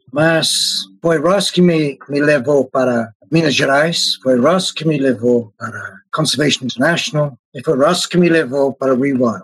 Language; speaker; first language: Portuguese; non-native, fluent; English